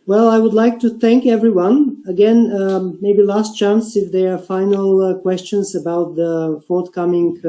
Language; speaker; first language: English; non-native, fluent; Bulgarian